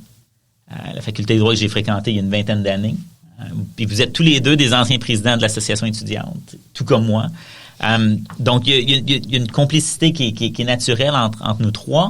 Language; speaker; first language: French; native; French